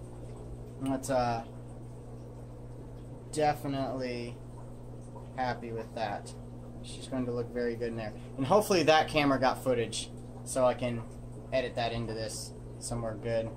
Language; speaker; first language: English; native; English